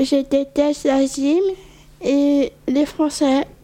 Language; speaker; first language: French; early bilingual, other home language; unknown